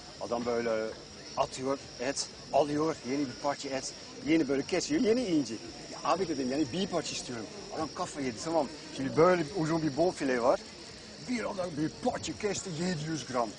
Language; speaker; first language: Turkish; non-native, fluent; Dutch